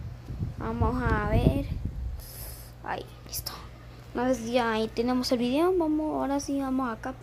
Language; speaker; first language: Spanish; native; Spanish